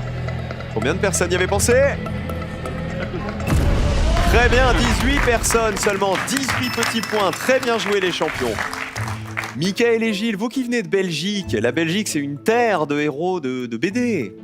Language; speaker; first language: French; native; French